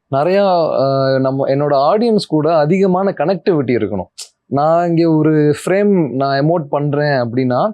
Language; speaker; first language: Tamil; native; Tamil